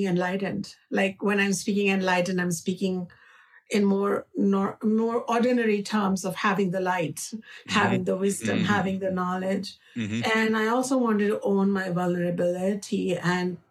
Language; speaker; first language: English; non-native, local second language; Hindi